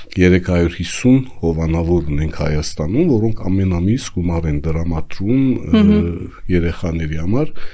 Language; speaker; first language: Armenian; native; Armenian